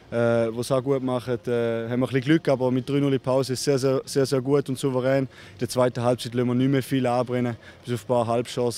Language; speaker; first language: German; native; German